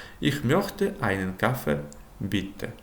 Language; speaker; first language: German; non-native, fluent; Ukrainian